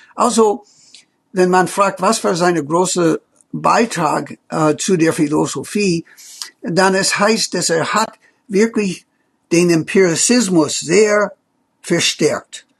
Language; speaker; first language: German; non-native, fluent; English